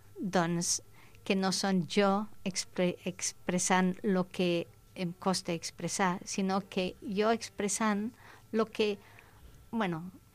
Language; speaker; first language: Catalan; non-native, fluent; English